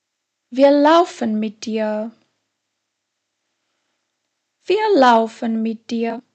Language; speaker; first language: German; non-native, fluent; Slovak